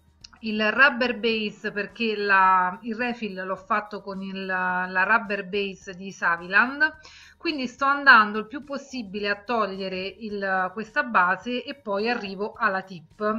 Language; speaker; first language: Italian; native; Italian